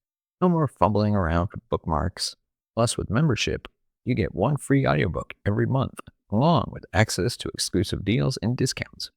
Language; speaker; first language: English; native; English